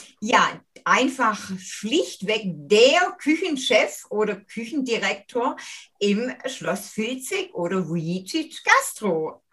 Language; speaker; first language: German; native; German